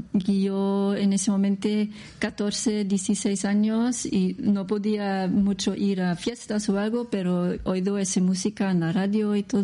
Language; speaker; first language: Spanish; non-native, learner; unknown